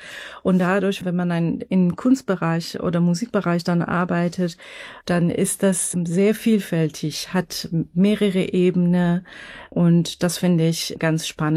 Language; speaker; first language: German; non-native, fluent; Persian